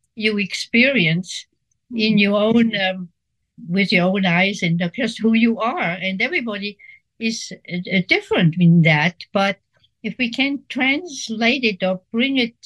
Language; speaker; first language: English; non-native, fluent; Swiss German